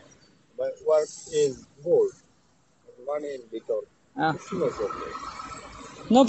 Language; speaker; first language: English; non-native, learner; Bangla